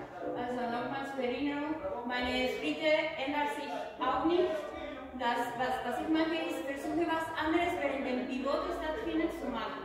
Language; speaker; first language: German; non-native, fluent; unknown